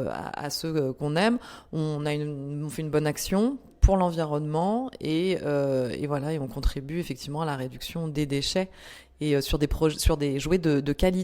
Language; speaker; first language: French; native; French